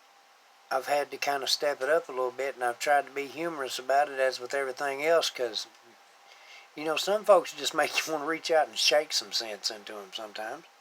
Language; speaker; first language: English; native; English